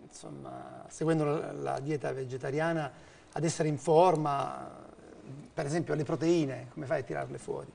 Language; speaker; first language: Italian; native; Italian